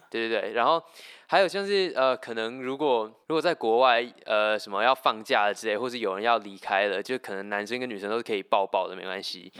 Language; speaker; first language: Chinese; native; Chinese